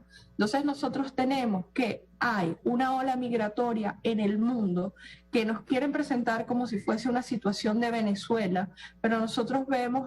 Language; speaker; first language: Spanish; native; Spanish